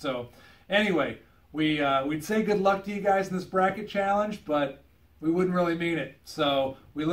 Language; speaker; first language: English; native; English